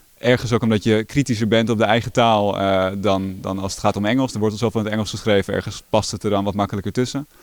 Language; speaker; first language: Dutch; native; Dutch